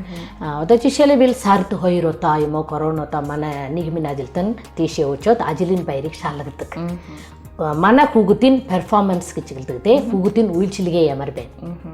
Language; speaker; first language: Mongolian; non-native, fluent; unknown